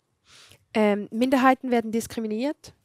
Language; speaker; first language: German; non-native, fluent; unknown